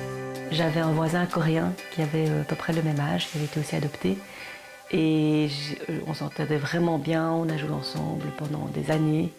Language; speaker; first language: French; early bilingual, other home language; Korean